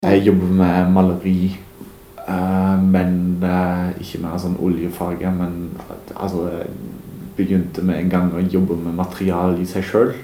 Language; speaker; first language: Norwegian; non-native, fluent; German